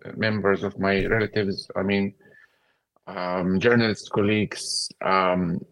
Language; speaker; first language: English; non-native, fluent; Arabic